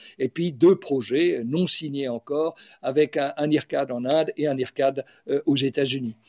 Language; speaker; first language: French; native; French